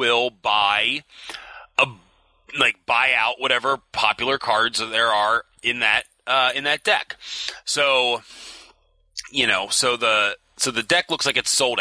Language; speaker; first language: English; native; English